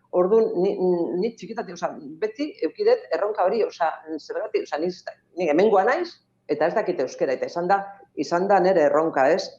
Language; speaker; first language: Basque; non-native, local second language; Spanish